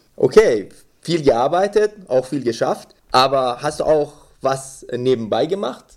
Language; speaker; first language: German; non-native, fluent; Persian